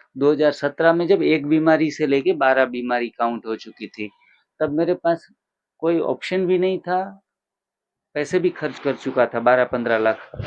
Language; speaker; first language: Hindi; non-native, local second language; Gujarati